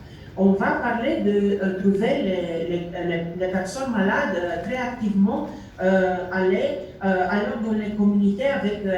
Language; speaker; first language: French; non-native, learner; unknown